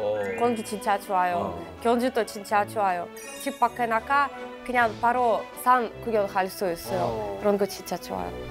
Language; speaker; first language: Korean; non-native, learner; Russian